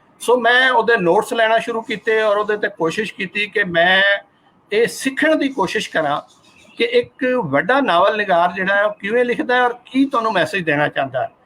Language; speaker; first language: Punjabi; native; Punjabi